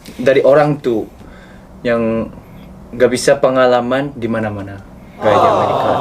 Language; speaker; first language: Indonesian; non-native, fluent; Korean